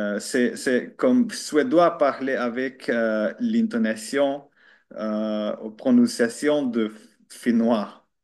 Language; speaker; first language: French; non-native, learner; Finnish